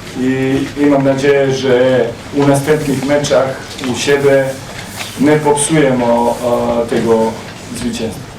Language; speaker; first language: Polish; non-native, learner; Serbian